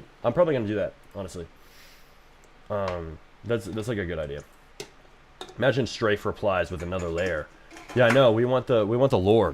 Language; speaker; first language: English; native; English